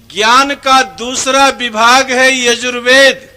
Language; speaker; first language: Hindi; non-native, fluent; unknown